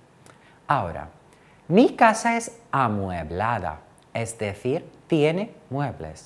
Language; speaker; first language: Spanish; non-native, fluent; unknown